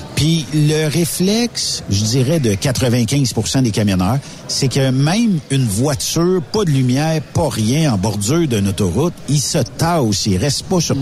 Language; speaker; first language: French; native; French